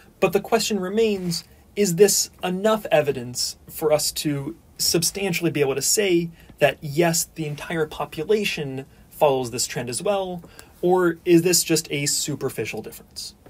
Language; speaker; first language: English; native; English